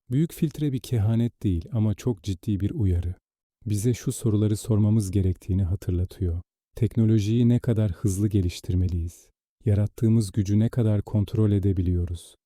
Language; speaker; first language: Turkish; native; Turkish